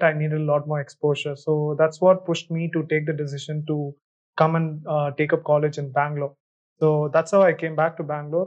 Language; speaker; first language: English; non-native, local second language; Tamil